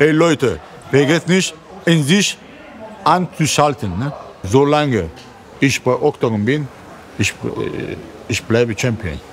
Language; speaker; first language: German; non-native, learner; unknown